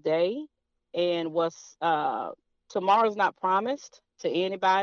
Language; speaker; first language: English; native; English